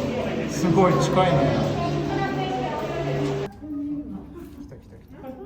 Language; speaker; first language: Japanese; native; Japanese